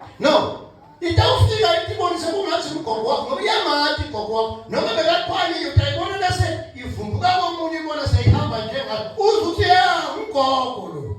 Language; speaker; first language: Zulu; non-native, local second language; Swati